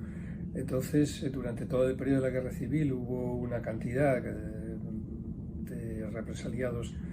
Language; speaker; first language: Spanish; native; Spanish